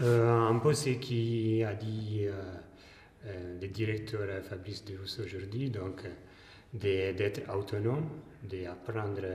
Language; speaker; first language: French; non-native, fluent; Italian